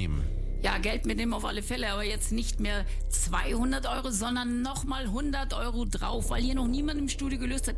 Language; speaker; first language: German; native; German